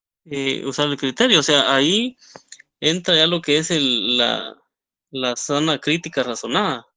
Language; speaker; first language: Spanish; native; Spanish